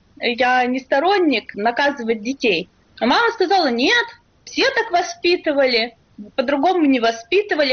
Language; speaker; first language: Russian; native; Russian